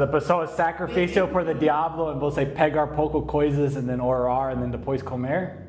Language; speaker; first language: Portuguese; non-native, learner; English